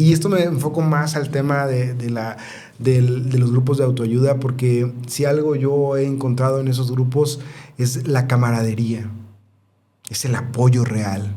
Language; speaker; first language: Spanish; native; Spanish